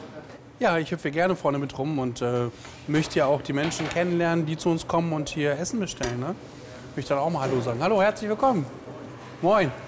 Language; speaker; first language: German; native; German